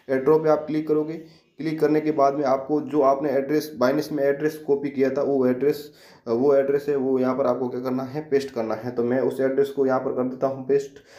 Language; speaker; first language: Hindi; native; Hindi